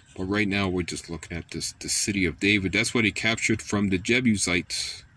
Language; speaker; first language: English; native; English